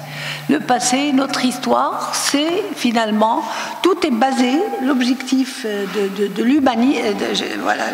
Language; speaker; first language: French; non-native, local second language; Arabic